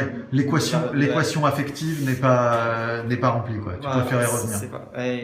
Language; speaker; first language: French; native; French